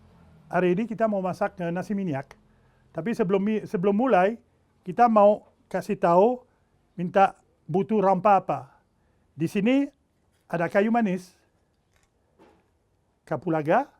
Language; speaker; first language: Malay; non-native, fluent; French